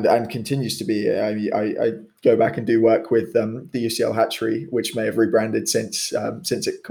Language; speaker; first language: English; native; English